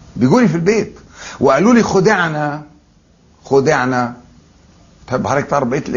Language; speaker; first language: Arabic; native; Arabic